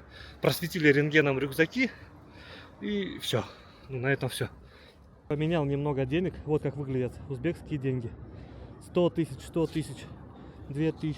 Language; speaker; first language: Russian; native; Russian